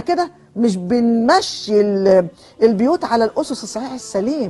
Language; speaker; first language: Arabic; native; Arabic